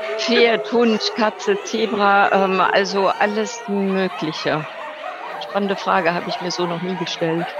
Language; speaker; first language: German; native; German